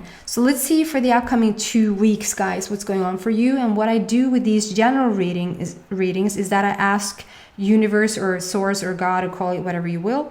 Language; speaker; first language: English; non-native, fluent; Swedish